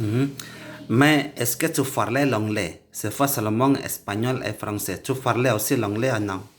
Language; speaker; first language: French; non-native, learner; Indonesian